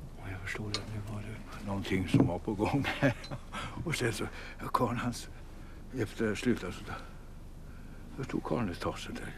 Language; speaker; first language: Swedish; native; Swedish